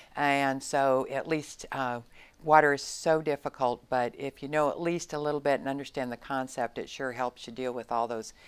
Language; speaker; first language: English; native; English